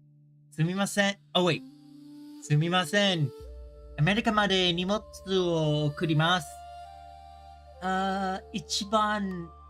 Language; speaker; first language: Japanese; non-native, learner; English